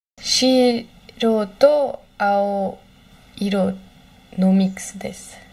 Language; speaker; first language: Japanese; non-native, learner; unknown